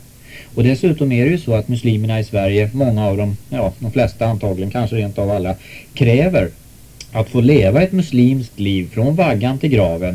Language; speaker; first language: Swedish; native; Swedish